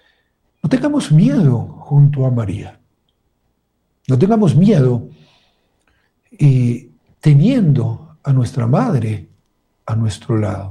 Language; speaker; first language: Spanish; native; Spanish